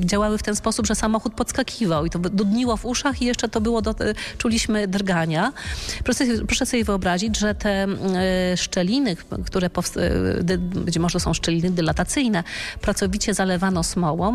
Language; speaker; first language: Polish; native; Polish